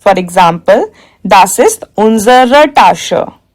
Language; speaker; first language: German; non-native, fluent; Hindi